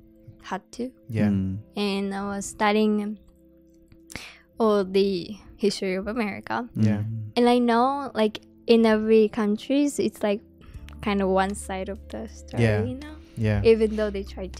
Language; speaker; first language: English; non-native, fluent; Japanese